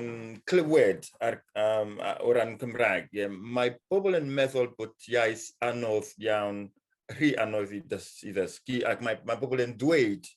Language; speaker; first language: Welsh; non-native, fluent; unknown